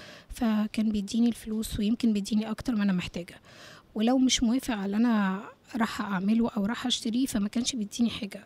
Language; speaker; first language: Arabic; native; Arabic